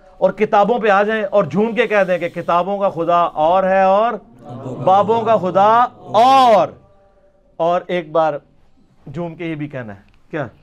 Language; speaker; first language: Urdu; non-native, local second language; Punjabi